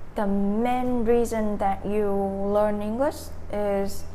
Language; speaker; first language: English; non-native, learner; Vietnamese